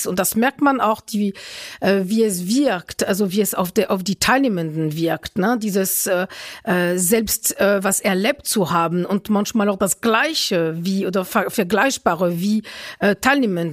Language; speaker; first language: German; non-native, fluent; French